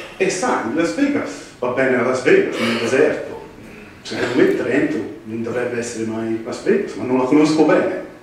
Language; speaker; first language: Italian; early bilingual, heritage; English